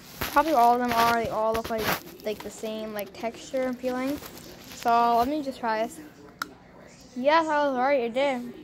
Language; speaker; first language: English; native; English